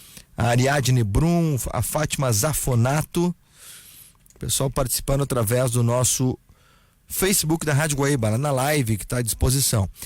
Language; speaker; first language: Portuguese; native; Portuguese